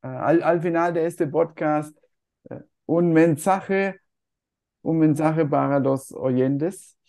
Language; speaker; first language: Spanish; non-native, fluent; German